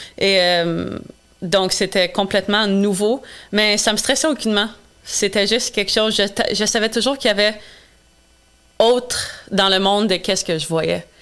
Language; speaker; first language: French; non-native, local second language; English